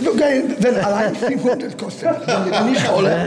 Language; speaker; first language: German; non-native, learner; Polish